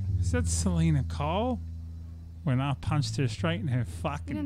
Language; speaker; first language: English; native; English